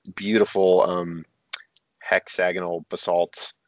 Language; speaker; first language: English; native; English